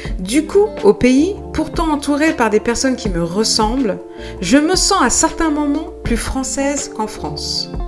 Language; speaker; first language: French; native; French